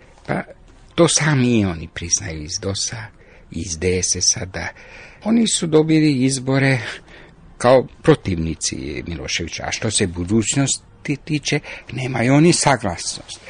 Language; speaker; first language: Croatian; non-native, local second language; Hungarian